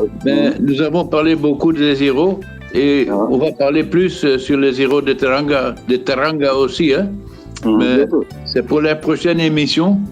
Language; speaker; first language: French; non-native, learner; Dutch